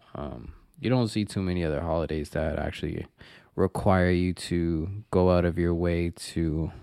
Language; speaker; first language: English; native; English